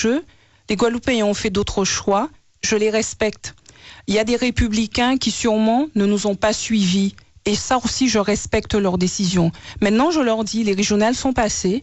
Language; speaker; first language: French; native; French